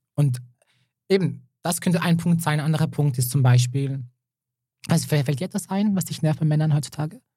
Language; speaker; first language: German; early bilingual, other home language; Serbian